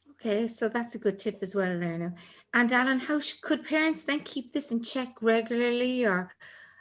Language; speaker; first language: English; native; English